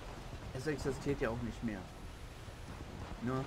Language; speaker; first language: German; native; German